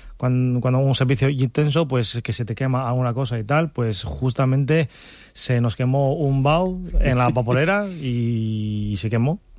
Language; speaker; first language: Spanish; non-native, fluent; Chinese